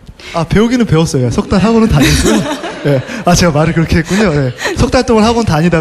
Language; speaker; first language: Korean; native; Korean